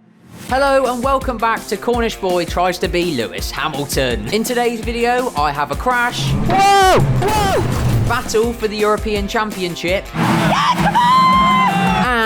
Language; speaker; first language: English; native; English